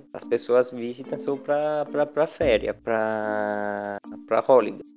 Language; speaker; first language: Portuguese; non-native, learner; Italian